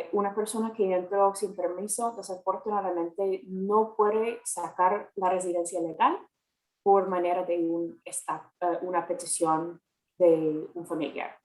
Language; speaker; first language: Spanish; non-native, fluent; English